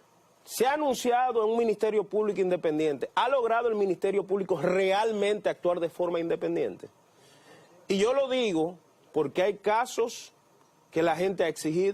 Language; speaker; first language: Spanish; native; Spanish